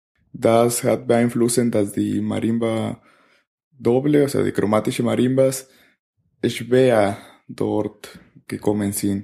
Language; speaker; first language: German; non-native, learner; Spanish